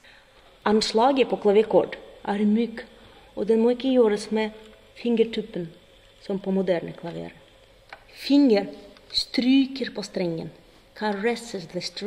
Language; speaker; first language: Norwegian; non-native, fluent; Russian